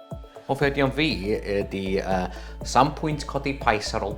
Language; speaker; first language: Welsh; non-native, local second language; English